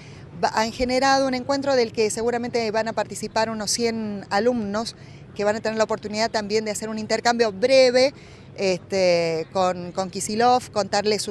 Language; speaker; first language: Spanish; native; Spanish